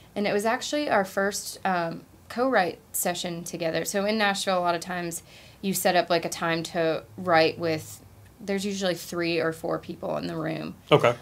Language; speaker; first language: English; native; English